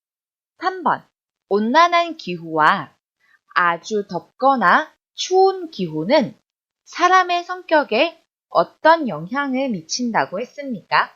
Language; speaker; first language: Korean; native; Korean